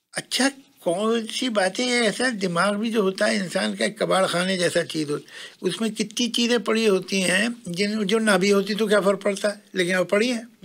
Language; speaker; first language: Hindi; native; Hindi